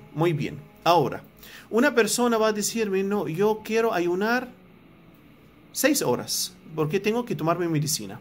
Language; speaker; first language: Spanish; non-native, fluent; Arabic